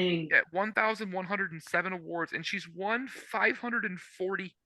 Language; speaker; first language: English; native; English